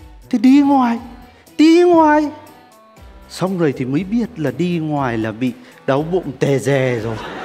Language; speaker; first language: Vietnamese; non-native, fluent; Turkish